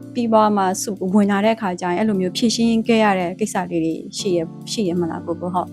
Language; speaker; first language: Burmese; native; Burmese